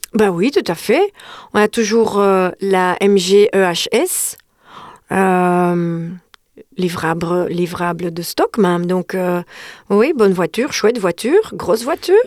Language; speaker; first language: French; non-native, local second language; Dutch